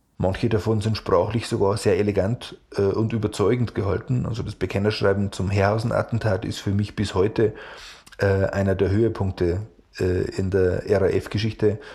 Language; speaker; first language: German; native; German